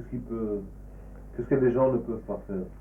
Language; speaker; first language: French; native; French